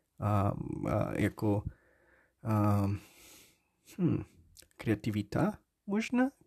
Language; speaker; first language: Czech; non-native, learner; Portuguese